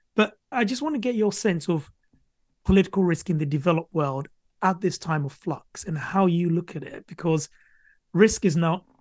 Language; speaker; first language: English; non-native, local second language; Akan